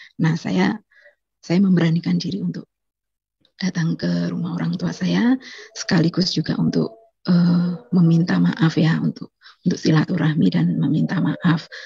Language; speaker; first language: Indonesian; native; Indonesian